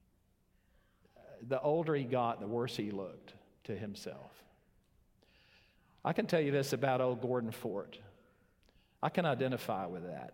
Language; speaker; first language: English; native; English